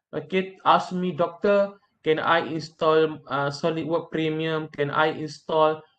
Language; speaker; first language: English; non-native, local second language; Malay